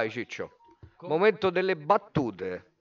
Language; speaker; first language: Italian; native; Italian